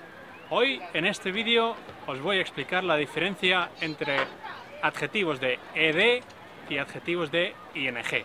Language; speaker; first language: Spanish; non-native, fluent; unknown